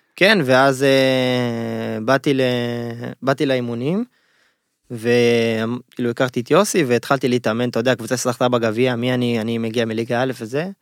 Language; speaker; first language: Hebrew; native; Hebrew